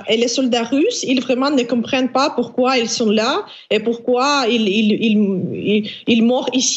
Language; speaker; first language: French; non-native, fluent; Ukrainian